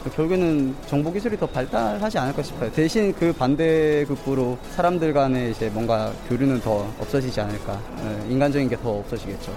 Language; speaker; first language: Korean; native; Korean